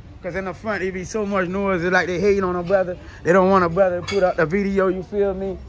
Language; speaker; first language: English; native; English